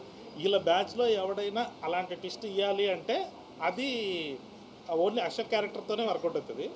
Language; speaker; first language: Telugu; native; Telugu